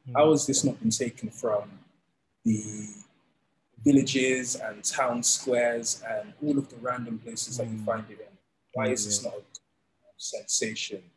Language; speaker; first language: English; native; English